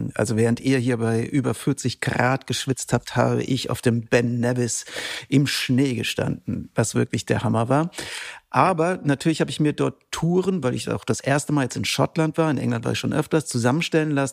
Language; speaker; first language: German; native; German